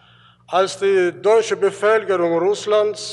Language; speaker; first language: German; early bilingual, heritage; German